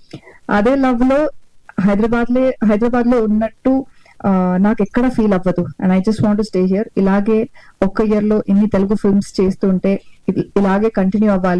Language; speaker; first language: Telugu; non-native, learner; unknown